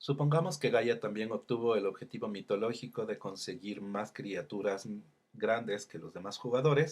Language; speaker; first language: Spanish; native; Spanish